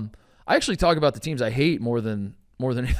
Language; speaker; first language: English; native; English